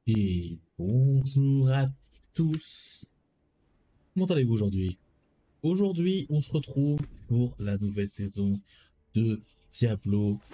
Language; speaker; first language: French; native; French